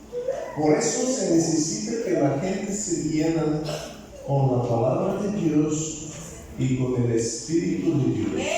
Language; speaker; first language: Spanish; non-native, fluent; Bulgarian